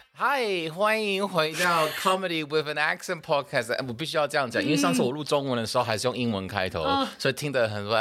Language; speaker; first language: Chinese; native; Chinese